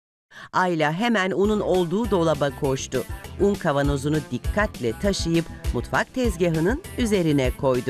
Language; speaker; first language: Turkish; native; Turkish